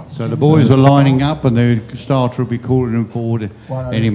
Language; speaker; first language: English; native; English